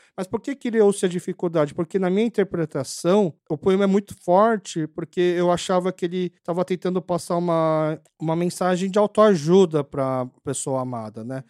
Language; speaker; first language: Portuguese; early bilingual, other home language; Korean